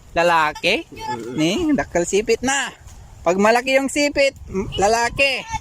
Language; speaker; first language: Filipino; non-native, local second language; Pampanga